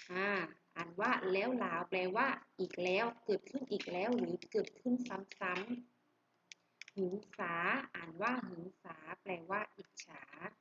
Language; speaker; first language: Thai; native; Thai